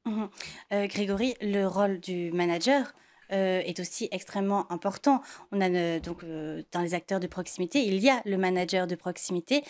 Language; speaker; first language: French; native; French